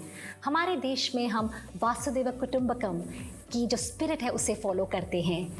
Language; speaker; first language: Hindi; native; Hindi